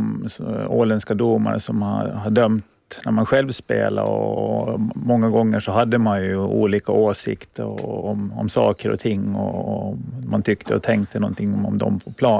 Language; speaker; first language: Swedish; native; Swedish